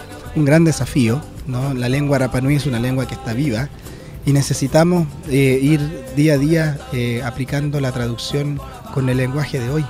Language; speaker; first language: Spanish; native; Spanish